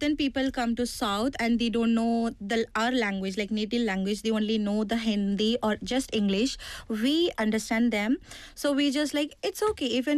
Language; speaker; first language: English; non-native, local second language; Tamil